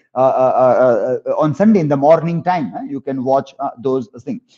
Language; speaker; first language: English; non-native, local second language; Gujarati